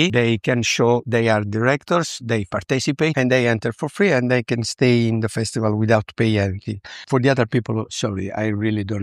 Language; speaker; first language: English; non-native, learner; Italian